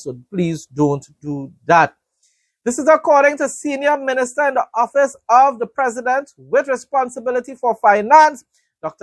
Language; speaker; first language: English; native; English